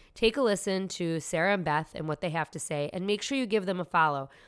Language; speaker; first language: English; native; English